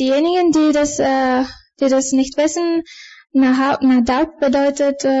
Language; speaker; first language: German; non-native, fluent; Bulgarian